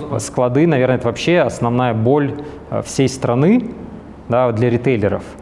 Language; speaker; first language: Russian; native; Russian